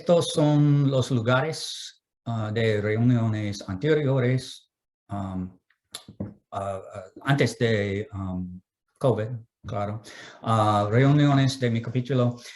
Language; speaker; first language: Spanish; non-native, fluent; English